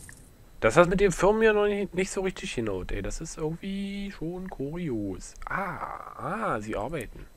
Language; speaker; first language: German; native; German